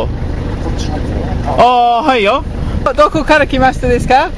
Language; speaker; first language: Japanese; non-native, learner; English